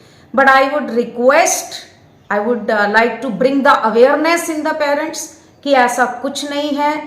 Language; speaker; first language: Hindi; native; Hindi